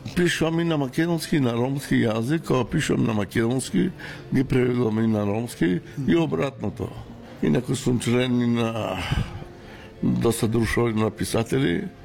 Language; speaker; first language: Macedonian; non-native, local second language; Romany